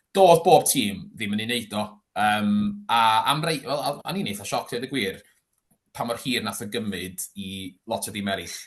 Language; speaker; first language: Welsh; native; Welsh